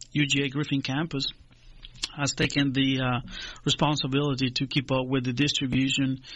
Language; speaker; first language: English; non-native, fluent; Spanish